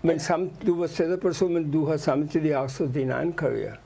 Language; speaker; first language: Danish; non-native, fluent; Urdu